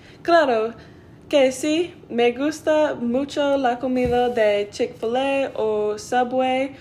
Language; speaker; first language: Spanish; non-native, learner; English